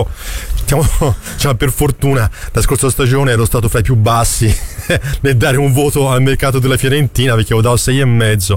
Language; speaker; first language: Italian; native; Italian